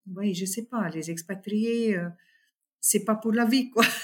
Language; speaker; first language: French; non-native, fluent; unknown